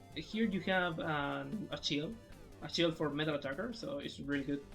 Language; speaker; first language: English; non-native, fluent; Spanish